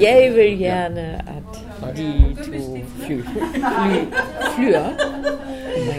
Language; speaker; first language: Norwegian; non-native, learner; German